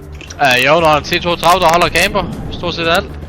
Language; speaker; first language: Danish; native; Danish